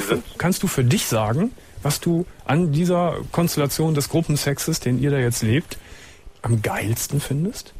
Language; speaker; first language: German; native; German